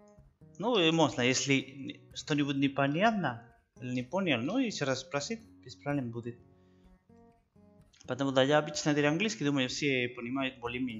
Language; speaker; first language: Russian; non-native, learner; Spanish